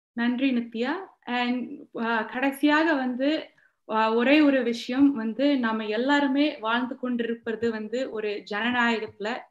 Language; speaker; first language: Tamil; early bilingual, heritage; Tamil